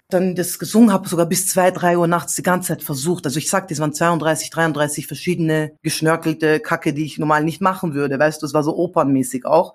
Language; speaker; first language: German; early bilingual, other home language; Central Kurdish